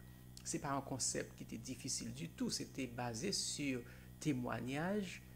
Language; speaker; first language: French; non-native, local second language; Haitian Creole